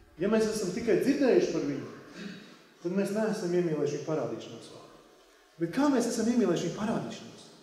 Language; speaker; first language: Latvian; native; Latvian